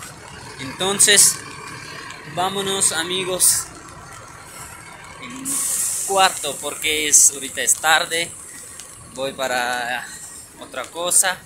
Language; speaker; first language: Spanish; non-native, learner; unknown